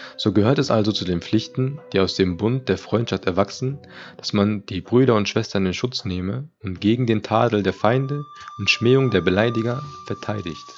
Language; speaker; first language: German; early bilingual, other home language; Turkish